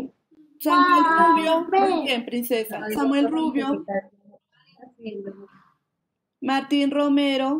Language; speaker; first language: Spanish; native; Spanish